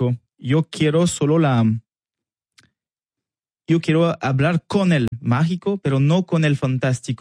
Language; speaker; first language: Spanish; non-native, learner; French